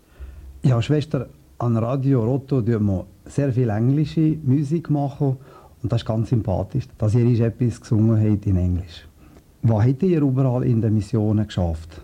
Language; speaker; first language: German; native; German